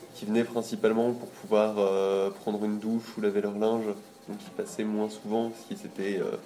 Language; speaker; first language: French; native; French